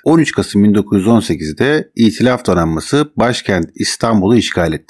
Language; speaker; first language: Turkish; native; Turkish